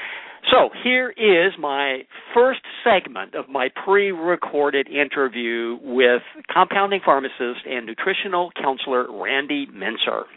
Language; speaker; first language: English; native; English